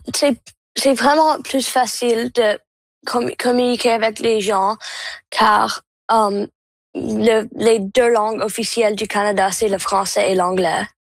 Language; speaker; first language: French; non-native, local second language; English